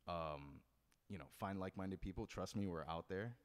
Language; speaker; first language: English; native; English